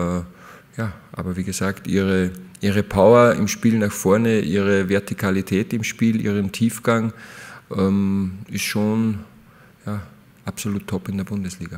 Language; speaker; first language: German; native; German